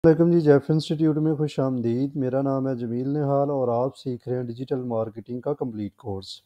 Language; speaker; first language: Urdu; non-native, local second language; Punjabi